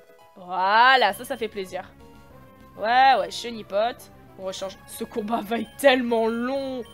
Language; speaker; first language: French; native; French